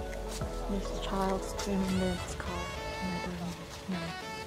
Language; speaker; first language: English; non-native, learner; Indonesian